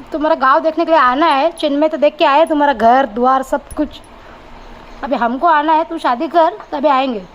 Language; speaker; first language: Hindi; non-native, local second language; Marathi